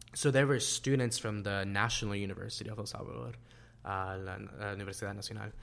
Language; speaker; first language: English; non-native, fluent; Spanish